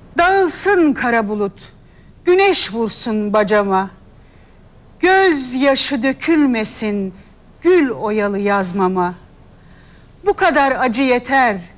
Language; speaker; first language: Turkish; native; Turkish